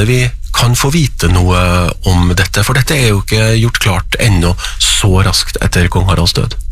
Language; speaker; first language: Norwegian; native; Norwegian